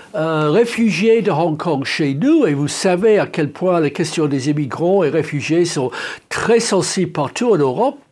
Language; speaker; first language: French; non-native, fluent; English